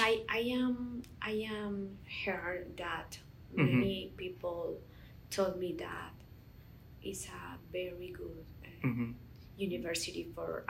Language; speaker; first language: English; non-native, learner; Spanish